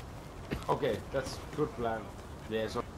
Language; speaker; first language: English; non-native, learner; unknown